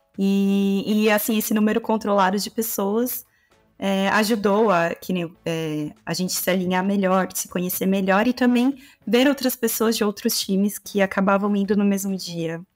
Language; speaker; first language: Portuguese; native; Portuguese